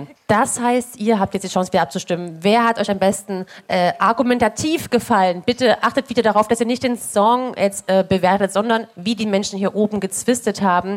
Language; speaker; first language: German; native; German